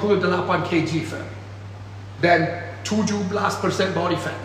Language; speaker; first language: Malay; non-native, learner; English